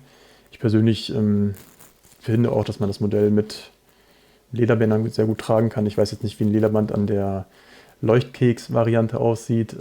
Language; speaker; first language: German; native; German